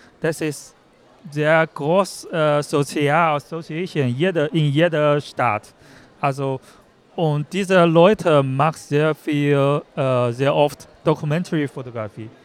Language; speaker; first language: German; non-native, learner; Chinese